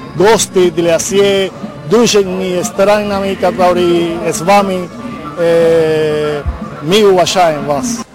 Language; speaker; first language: Russian; non-native, learner; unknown